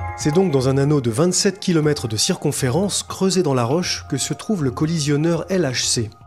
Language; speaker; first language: French; native; French